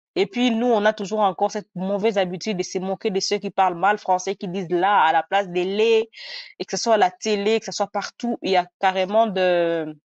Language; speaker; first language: French; non-native, local second language; Nande